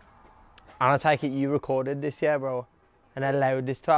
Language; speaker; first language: English; native; English